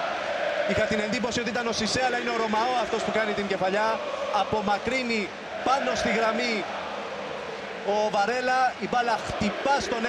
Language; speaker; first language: Greek; native; Greek